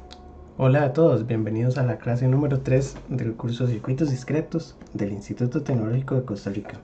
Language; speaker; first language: Spanish; native; Spanish